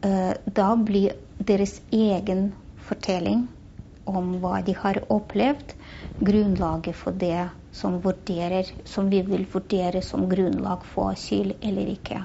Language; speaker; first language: Norwegian; non-native, fluent; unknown